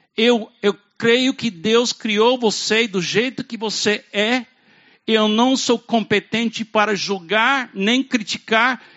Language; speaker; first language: Portuguese; non-native, fluent; English